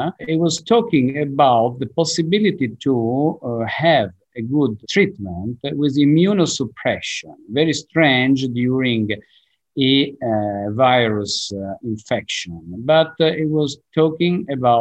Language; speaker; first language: English; non-native, fluent; Italian